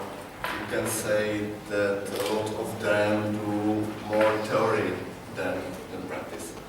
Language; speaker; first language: English; non-native, learner; Czech